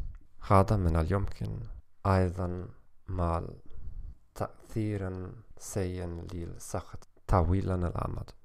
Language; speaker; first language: Arabic; non-native, learner; German